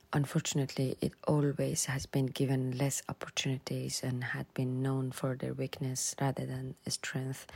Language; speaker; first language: English; non-native, fluent; Persian